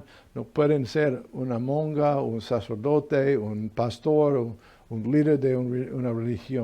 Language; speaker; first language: Spanish; non-native, fluent; English